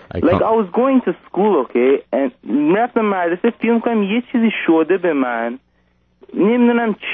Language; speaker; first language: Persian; early bilingual, heritage; Persian